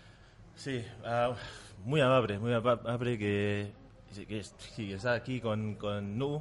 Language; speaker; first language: Spanish; non-native, learner; Tongan